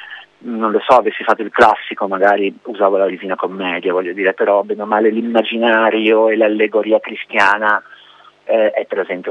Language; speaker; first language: Italian; native; Italian